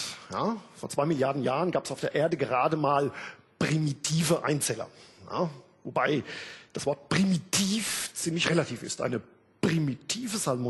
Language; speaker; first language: German; native; German